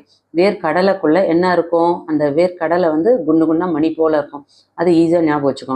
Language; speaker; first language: Tamil; native; Tamil